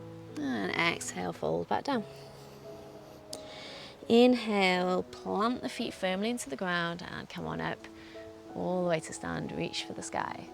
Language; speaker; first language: English; native; English